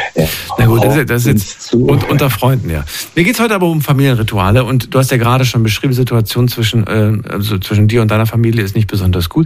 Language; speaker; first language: German; native; German